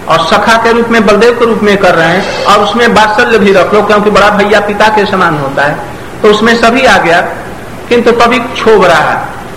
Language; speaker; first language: Hindi; non-native, local second language; Bangla